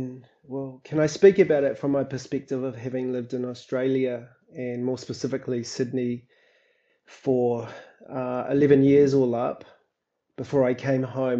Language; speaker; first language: English; native; English